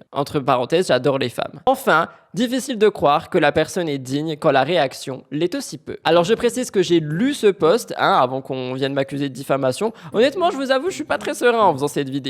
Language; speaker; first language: French; native; French